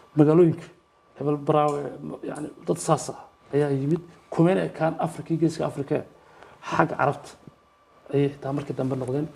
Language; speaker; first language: Somali; native; Somali